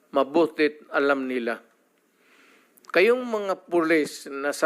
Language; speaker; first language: Filipino; non-native, local second language; Cebuano